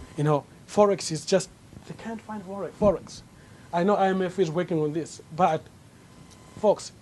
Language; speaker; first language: English; non-native, local second language; Nyanja